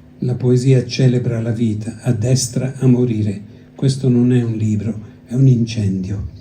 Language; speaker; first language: Italian; early bilingual, other home language; Greek